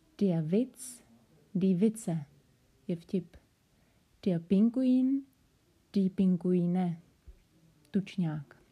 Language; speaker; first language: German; non-native, fluent; Czech